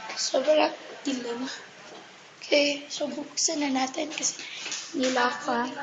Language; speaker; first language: Filipino; non-native, local second language; Cebuano